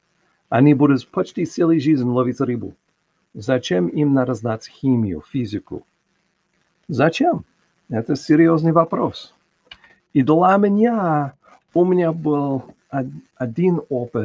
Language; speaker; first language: Russian; non-native, learner; English